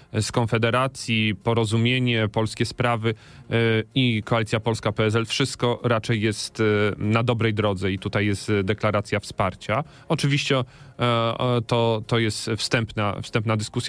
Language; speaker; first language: Polish; native; Polish